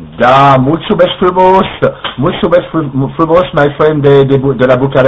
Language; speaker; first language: Romanian; non-native, learner; French